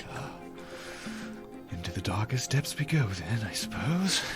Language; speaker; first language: English; native; English